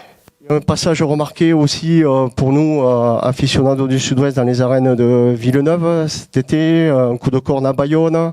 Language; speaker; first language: French; native; French